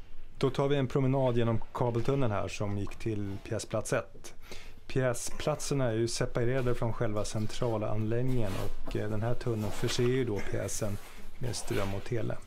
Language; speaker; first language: Swedish; native; Swedish